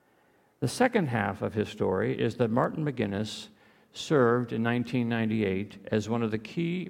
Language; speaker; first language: English; native; English